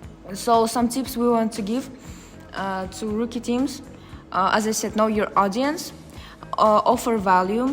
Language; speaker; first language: English; non-native, fluent; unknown